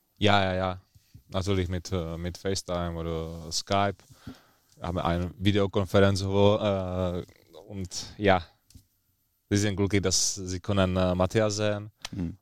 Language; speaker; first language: German; non-native, learner; Czech